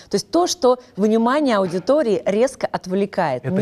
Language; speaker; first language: Russian; native; Russian